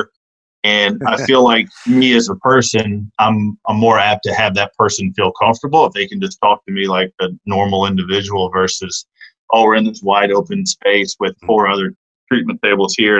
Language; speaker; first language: English; native; English